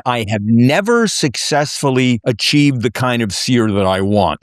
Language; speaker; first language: English; native; English